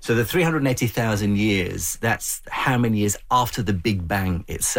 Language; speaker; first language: English; native; English